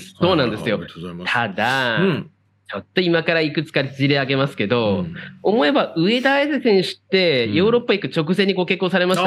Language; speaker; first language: Japanese; native; Japanese